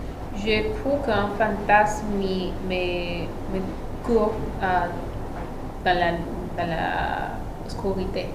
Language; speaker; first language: French; non-native, learner; Spanish